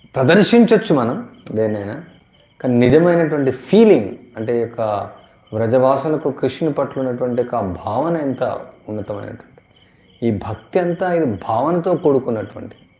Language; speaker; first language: Telugu; native; Telugu